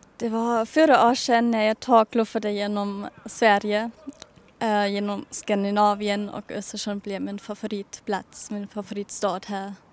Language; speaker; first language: Swedish; non-native, fluent; German